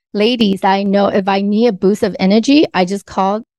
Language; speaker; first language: English; early bilingual, other home language; Chinese